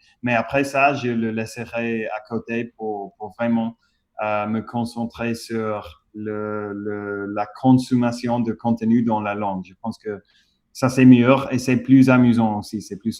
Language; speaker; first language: French; non-native, fluent; English